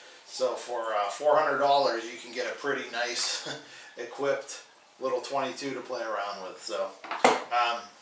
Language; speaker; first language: English; native; English